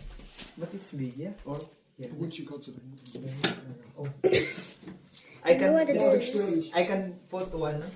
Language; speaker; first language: English; non-native, local second language; Filipino